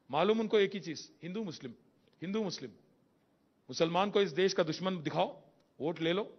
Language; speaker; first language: Hindi; non-native, local second language; Telugu